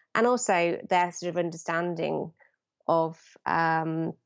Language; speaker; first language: English; native; English